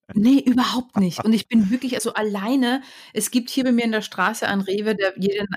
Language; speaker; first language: German; native; German